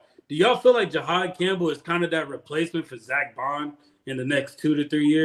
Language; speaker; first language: English; native; English